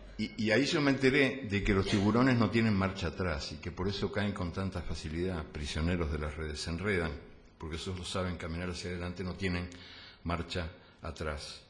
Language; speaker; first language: Spanish; native; Spanish